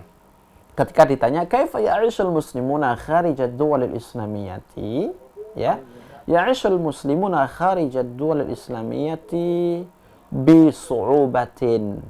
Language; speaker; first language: Arabic; non-native, fluent; Indonesian